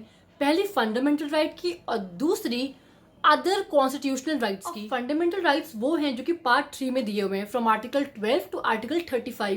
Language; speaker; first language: Hindi; native; Hindi